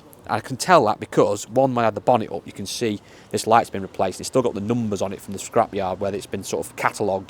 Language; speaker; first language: English; native; English